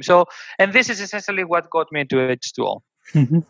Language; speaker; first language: English; non-native, fluent; Greek